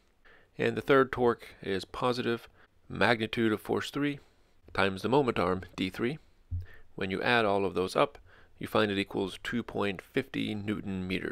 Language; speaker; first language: English; native; English